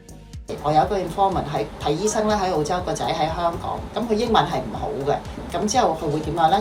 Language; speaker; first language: Cantonese; native; Cantonese